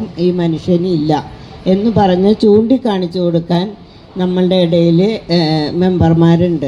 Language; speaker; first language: Malayalam; native; Malayalam